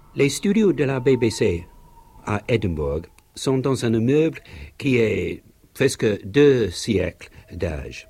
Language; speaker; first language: French; non-native, learner; English